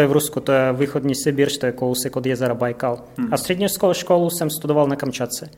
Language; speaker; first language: Czech; non-native, fluent; Russian